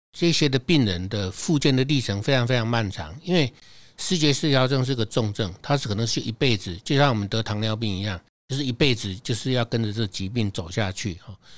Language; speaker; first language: Chinese; native; Chinese